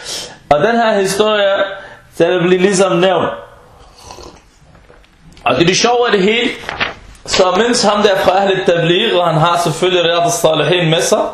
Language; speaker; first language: Danish; non-native, fluent; Arabic